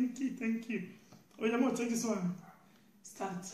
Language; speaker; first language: English; non-native, local second language; Bini